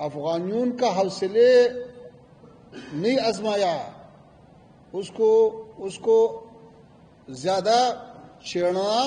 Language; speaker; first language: Hindi; non-native, fluent; Pashto